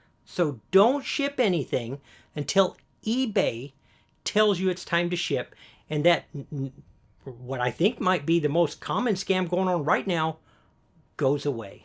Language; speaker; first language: English; native; English